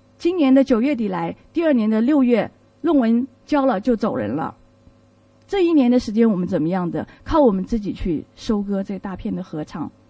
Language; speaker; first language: Chinese; native; Chinese